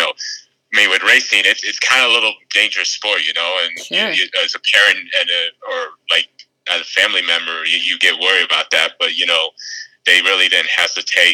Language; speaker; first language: English; native; English